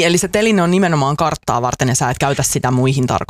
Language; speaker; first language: Finnish; native; Finnish